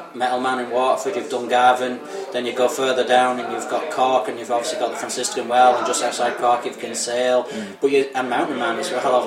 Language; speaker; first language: English; native; English